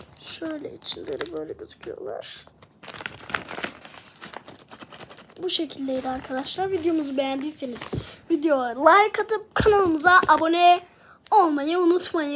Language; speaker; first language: Turkish; native; Turkish